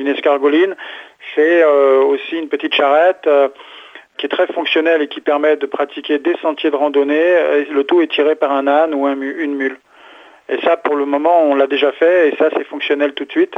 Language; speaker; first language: French; native; French